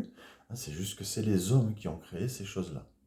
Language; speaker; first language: French; native; French